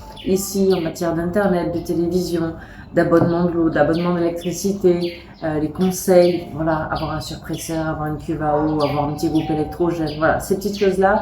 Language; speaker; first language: French; native; French